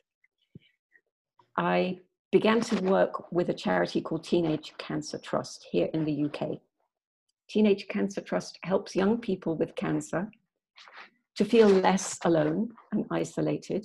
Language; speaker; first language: English; native; English